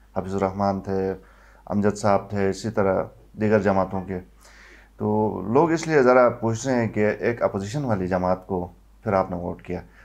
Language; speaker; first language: Urdu; non-native, local second language; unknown